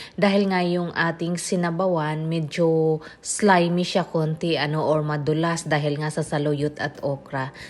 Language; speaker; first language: Filipino; non-native, local second language; Hiligaynon